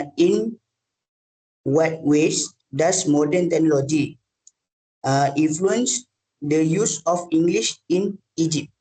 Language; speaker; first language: English; non-native, learner; Malay